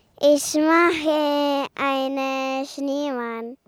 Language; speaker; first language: German; early bilingual, other home language; Romanian